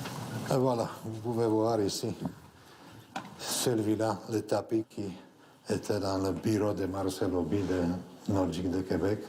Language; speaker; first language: French; non-native, fluent; Slovak